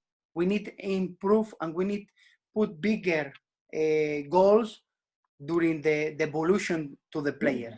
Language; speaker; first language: English; non-native, learner; Spanish